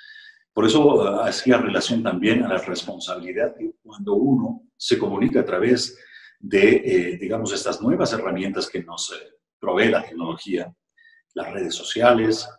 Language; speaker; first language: Spanish; native; Spanish